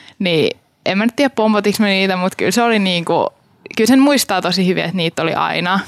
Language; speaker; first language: Finnish; native; Finnish